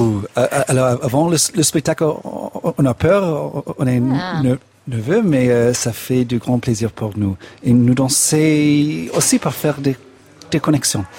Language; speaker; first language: French; non-native, fluent; English